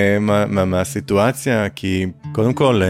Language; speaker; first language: Hebrew; native; Hebrew